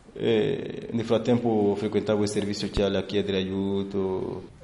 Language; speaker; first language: Italian; non-native, fluent; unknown